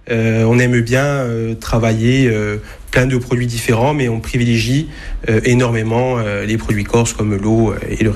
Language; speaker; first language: French; native; French